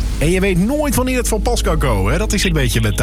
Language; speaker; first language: Dutch; native; Dutch